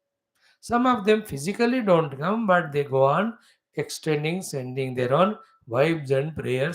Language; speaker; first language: English; non-native, local second language; Hindi